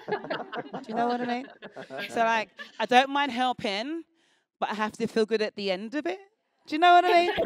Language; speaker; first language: English; native; English